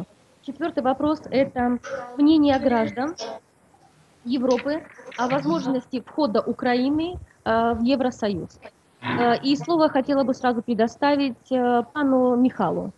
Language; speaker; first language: Russian; native; Russian